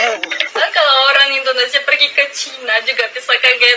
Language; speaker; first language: Indonesian; non-native, fluent; Russian